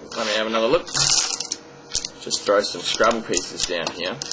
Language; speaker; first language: English; native; English